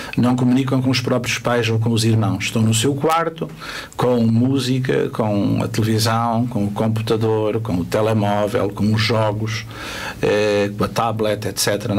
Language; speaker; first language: Portuguese; native; Portuguese